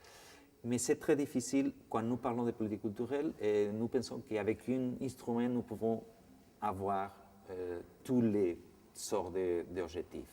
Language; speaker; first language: French; non-native, fluent; Spanish